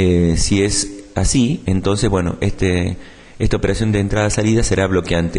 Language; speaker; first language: Spanish; native; Spanish